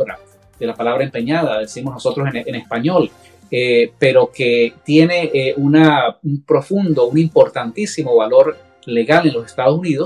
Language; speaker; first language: Spanish; native; Spanish